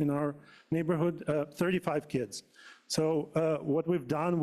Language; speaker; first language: English; non-native, fluent; Ukrainian